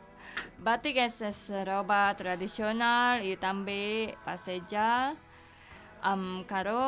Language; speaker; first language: Catalan; non-native, learner; Indonesian